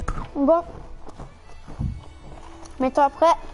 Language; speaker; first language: French; native; French